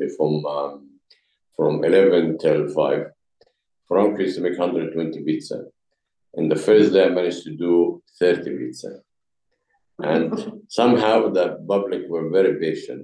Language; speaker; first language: English; non-native, fluent; Arabic